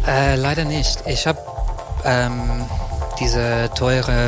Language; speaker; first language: German; non-native, learner; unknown